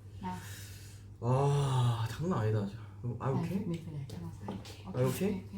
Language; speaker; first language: Korean; native; Korean